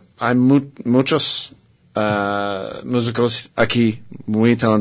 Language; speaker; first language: Spanish; non-native, learner; English